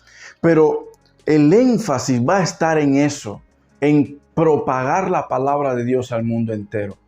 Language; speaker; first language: Spanish; native; Spanish